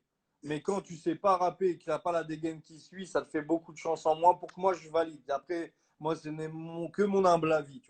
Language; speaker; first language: French; native; French